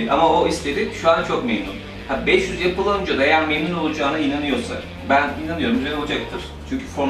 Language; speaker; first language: Turkish; native; Turkish